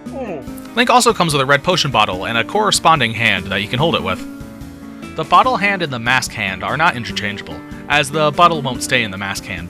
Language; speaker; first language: English; native; English